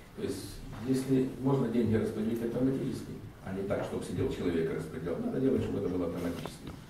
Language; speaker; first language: Russian; non-native, local second language; Ukrainian